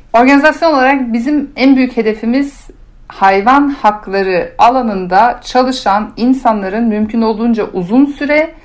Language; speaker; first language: Turkish; early bilingual, heritage; Turkish